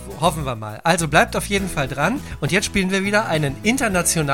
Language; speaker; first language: German; native; German